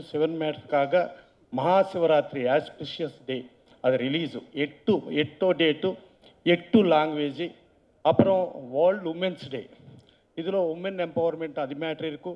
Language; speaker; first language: Tamil; non-native, learner; Telugu